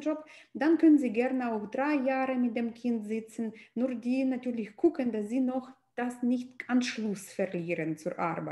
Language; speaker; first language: German; non-native, fluent; Russian